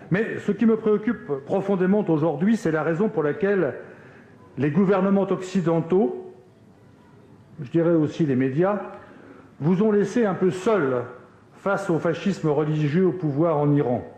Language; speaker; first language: French; native; French